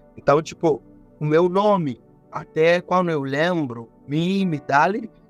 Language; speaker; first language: Portuguese; non-native, fluent; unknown